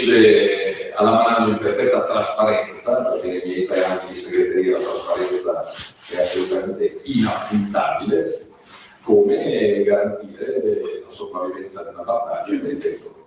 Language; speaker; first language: Italian; native; Italian